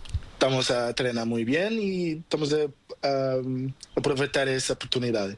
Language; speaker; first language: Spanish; non-native, learner; Portuguese